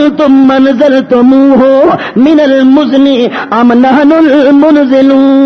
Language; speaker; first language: Urdu; non-native, local second language; Pashto